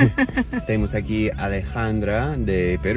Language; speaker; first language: Portuguese; non-native, fluent; English